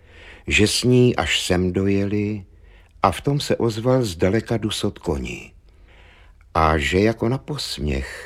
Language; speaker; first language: Czech; native; Czech